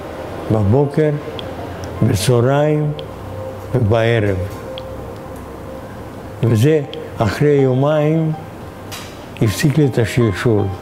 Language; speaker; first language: Hebrew; non-native, fluent; Hungarian